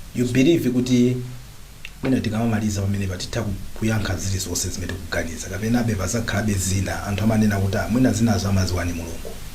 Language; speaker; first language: Nyanja; native; Nyanja